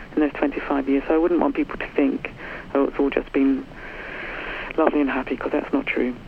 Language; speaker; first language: English; native; English